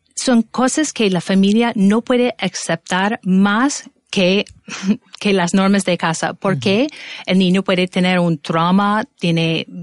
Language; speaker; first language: Spanish; non-native, fluent; English